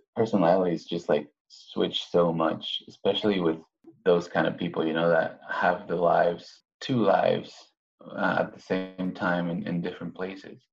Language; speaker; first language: English; non-native, fluent; Spanish